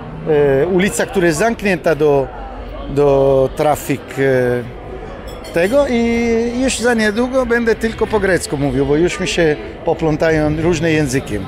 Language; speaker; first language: Polish; non-native, fluent; Italian